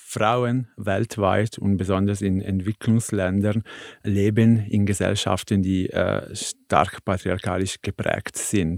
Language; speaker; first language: German; non-native, fluent; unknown